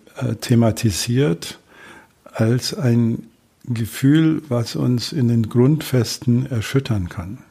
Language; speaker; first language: German; native; German